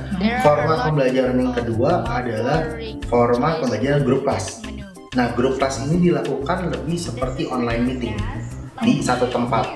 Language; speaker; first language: Indonesian; native; Indonesian